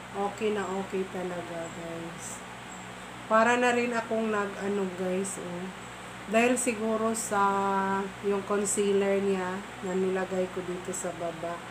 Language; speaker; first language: Filipino; non-native, local second language; Cebuano